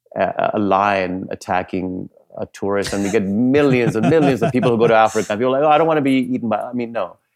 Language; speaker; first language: English; non-native, local second language; Punjabi